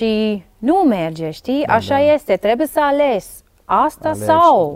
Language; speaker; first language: Romanian; non-native, learner; Dutch